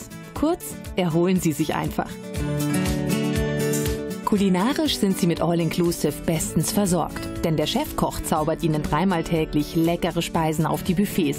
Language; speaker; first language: German; native; German